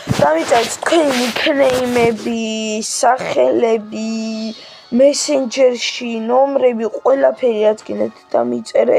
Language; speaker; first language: Georgian; non-native, local second language; Russian